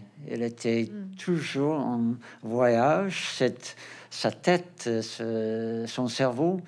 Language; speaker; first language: French; non-native, fluent; Portuguese